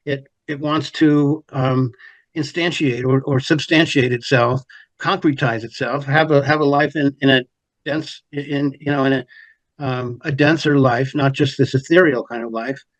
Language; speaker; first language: English; native; English